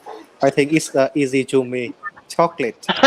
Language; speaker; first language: English; non-native, learner; Vietnamese